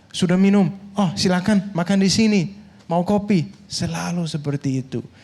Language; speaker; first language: Indonesian; non-native, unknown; Danish